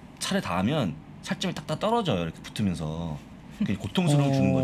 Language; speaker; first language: Korean; native; Korean